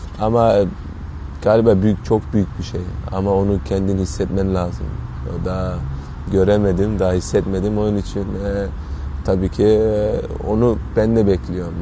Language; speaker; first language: Turkish; early bilingual, heritage; Turkish